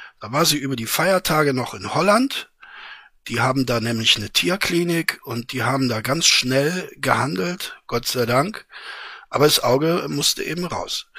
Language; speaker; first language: German; native; German